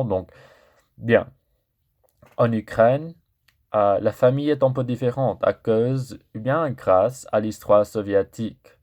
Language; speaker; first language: French; non-native, fluent; English